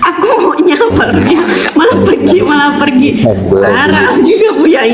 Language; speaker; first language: Indonesian; native; Indonesian